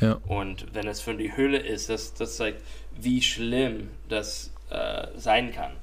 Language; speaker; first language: German; non-native, fluent; English